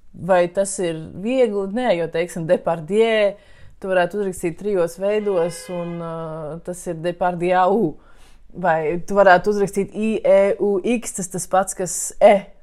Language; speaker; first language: Latvian; native; Latvian